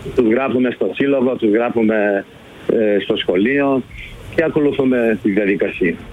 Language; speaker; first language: Greek; early bilingual, heritage; Greek